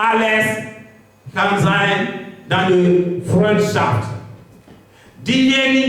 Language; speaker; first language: German; non-native, learner; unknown